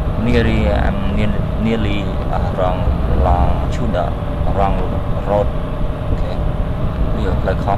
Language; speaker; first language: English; non-native, learner; Khmer